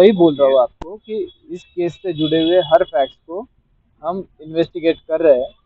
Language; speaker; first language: Hindi; non-native, local second language; Marathi